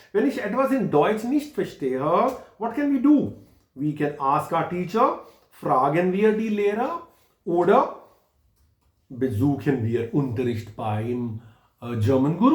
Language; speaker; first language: German; non-native, fluent; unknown